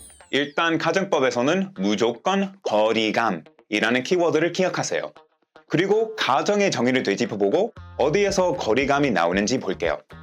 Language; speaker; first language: Korean; native; Korean